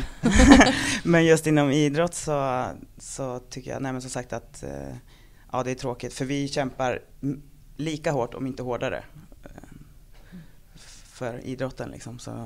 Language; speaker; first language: Swedish; native; Swedish